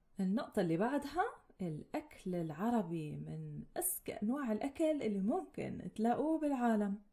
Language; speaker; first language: Arabic; native; Arabic